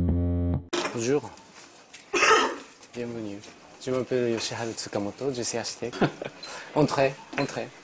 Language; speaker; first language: French; non-native, learner; Japanese